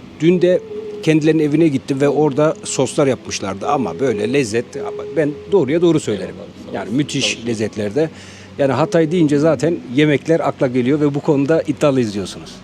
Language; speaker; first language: Turkish; native; Turkish